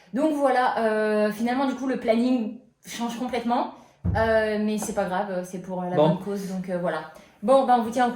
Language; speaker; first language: French; native; French